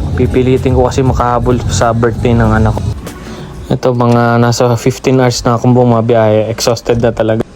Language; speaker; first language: Filipino; native; Filipino